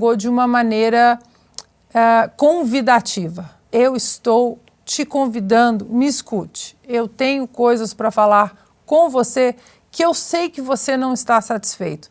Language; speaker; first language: Portuguese; native; Portuguese